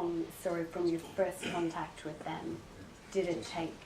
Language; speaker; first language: English; native; English